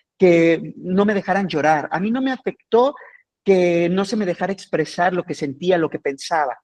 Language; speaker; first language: Spanish; native; Spanish